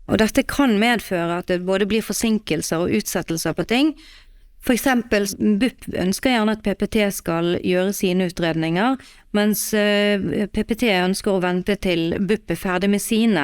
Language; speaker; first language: Norwegian; native; Norwegian